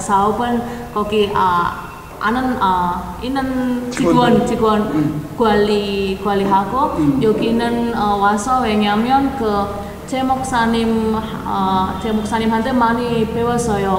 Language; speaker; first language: Korean; non-native, learner; Indonesian